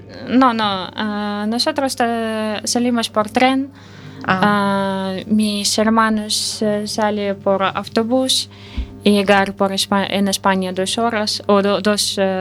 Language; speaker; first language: Spanish; non-native, learner; Russian